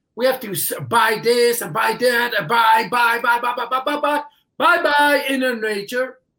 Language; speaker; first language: English; non-native, fluent; Dutch